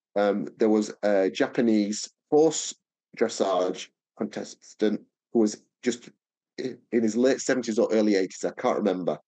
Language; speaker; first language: English; native; English